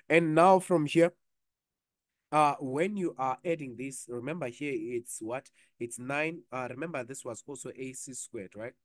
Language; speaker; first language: English; non-native, local second language; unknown